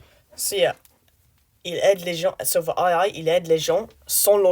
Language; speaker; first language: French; non-native, learner; English